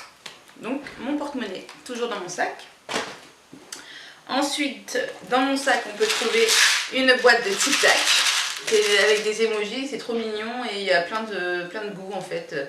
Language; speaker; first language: French; native; French